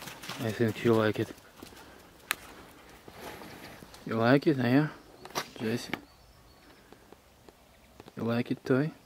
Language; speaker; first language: English; non-native, learner; Russian